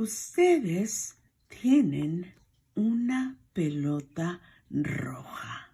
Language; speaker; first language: Spanish; non-native, fluent; English